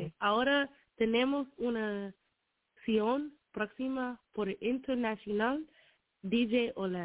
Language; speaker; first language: Spanish; non-native, learner; English